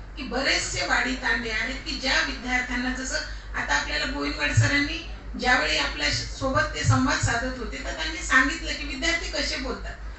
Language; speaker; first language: Marathi; non-native, local second language; Lambadi